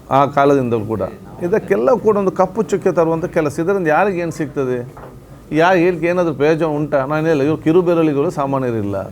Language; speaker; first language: Kannada; non-native, local second language; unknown